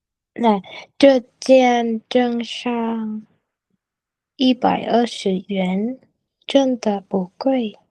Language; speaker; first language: Chinese; non-native, learner; Vietnamese